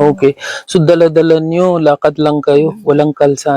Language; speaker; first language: Filipino; non-native, learner; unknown